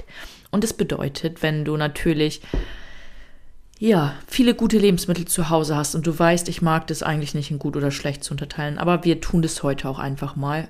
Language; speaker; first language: German; native; German